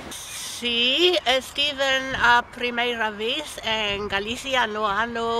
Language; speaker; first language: Galician; non-native, learner; German